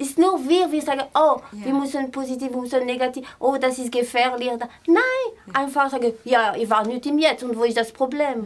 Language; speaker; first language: German; non-native, fluent; French